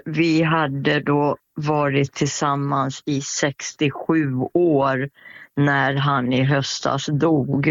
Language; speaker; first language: Swedish; native; Swedish